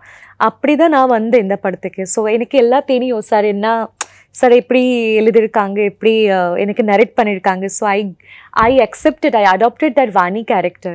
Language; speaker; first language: Tamil; non-native, fluent; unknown